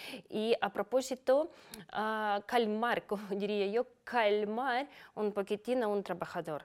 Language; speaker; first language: Spanish; non-native, fluent; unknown